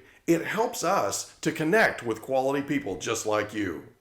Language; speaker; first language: English; native; English